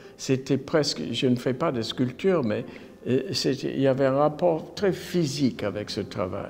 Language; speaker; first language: French; non-native, fluent; English